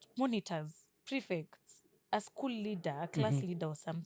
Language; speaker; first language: English; non-native, local second language; Swahili